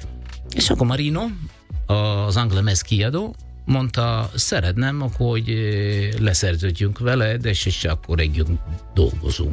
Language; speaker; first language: Hungarian; non-native, fluent; Italian